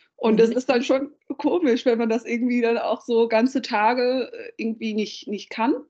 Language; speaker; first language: German; early bilingual, other home language; Dutch